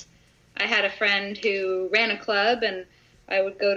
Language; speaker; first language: English; native; English